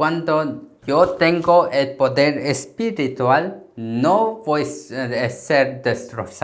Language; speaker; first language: Spanish; non-native, learner; Korean